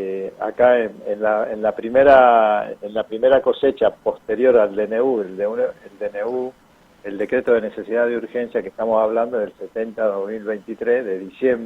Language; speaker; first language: Spanish; native; Spanish